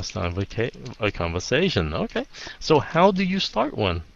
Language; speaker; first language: English; non-native, fluent; Vietnamese